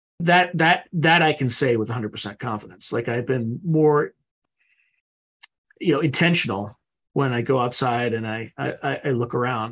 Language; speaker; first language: English; native; English